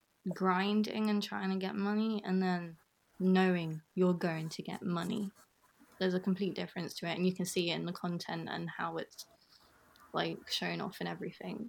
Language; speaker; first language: English; native; English